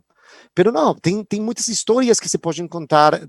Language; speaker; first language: Portuguese; non-native, fluent; Spanish